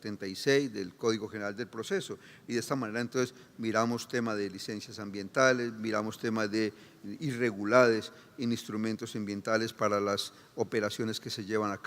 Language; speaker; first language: Spanish; native; Spanish